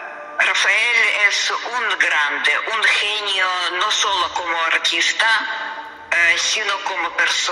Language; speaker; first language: Spanish; non-native, learner; Russian